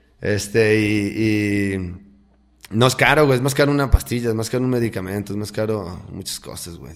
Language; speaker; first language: Spanish; native; Spanish